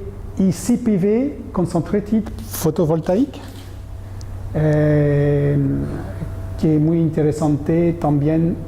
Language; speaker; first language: Spanish; non-native, learner; French